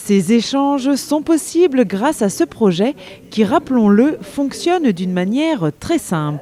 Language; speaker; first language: French; native; French